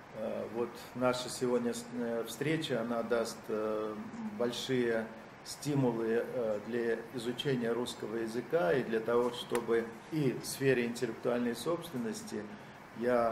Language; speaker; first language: Russian; native; Russian